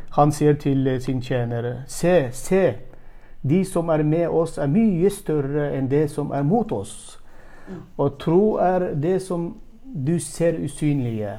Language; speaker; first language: Norwegian; non-native, fluent; Turkmen